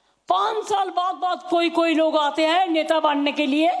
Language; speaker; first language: Hindi; non-native, local second language; Bangla